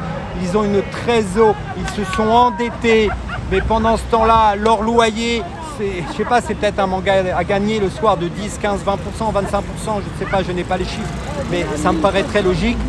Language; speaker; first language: French; native; French